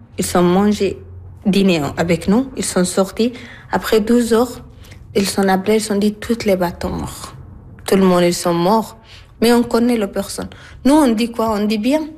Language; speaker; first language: French; non-native, learner; Arabic